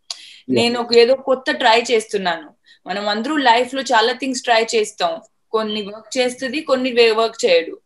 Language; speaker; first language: Telugu; non-native, fluent; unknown